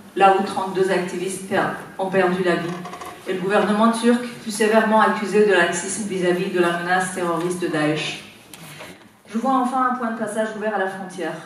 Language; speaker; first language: French; non-native, fluent; Persian